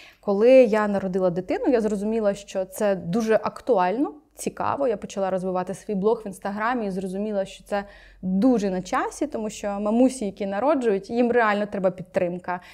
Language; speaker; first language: Ukrainian; native; Ukrainian